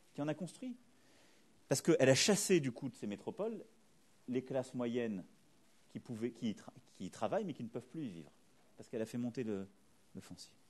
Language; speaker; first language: French; native; French